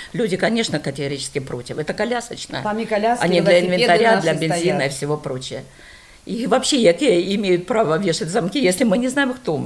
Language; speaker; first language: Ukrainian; non-native, local second language; Russian